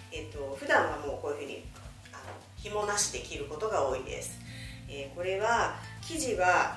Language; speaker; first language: Japanese; native; Japanese